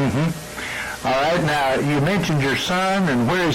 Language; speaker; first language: English; native; English